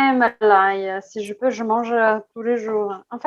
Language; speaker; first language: French; non-native, fluent; Portuguese